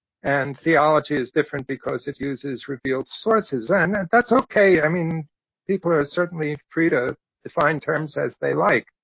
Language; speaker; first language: English; native; English